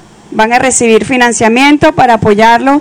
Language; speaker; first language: Spanish; native; Spanish